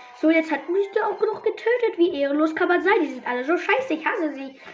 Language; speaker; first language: German; native; German